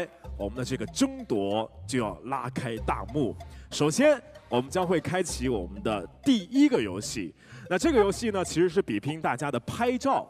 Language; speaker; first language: Chinese; native; Chinese